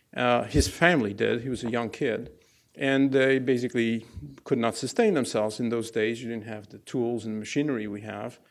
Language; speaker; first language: English; non-native, fluent; Arabic